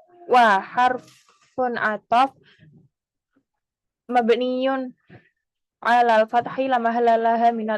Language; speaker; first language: Arabic; non-native, learner; Indonesian